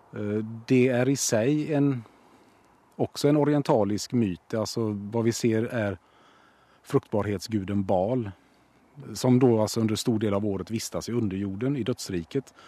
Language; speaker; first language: Swedish; native; Swedish